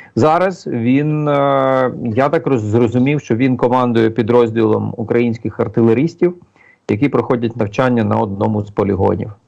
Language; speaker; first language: Ukrainian; native; Ukrainian